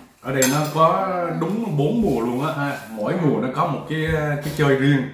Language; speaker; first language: Vietnamese; early bilingual, heritage; Vietnamese